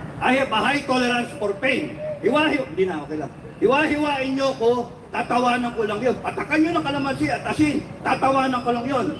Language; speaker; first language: Filipino; native; Filipino